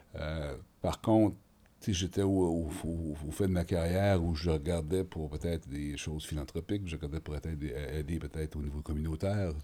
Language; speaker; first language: French; native; French